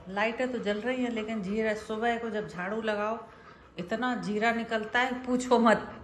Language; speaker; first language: Hindi; native; Hindi